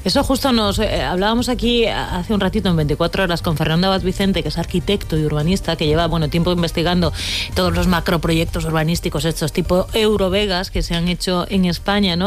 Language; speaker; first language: Spanish; native; Spanish